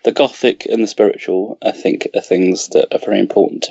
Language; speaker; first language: English; native; English